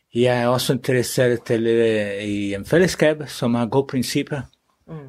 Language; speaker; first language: Danish; non-native, fluent; Italian